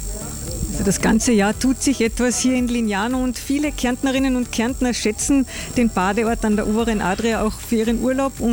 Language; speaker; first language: German; native; German